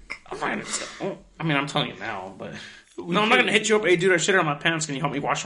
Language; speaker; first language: English; early bilingual, other home language; Spanish